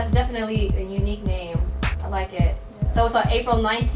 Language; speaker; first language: English; native; English